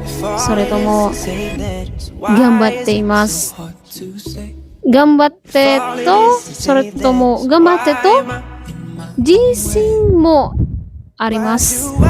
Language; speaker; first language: Japanese; non-native, learner; Indonesian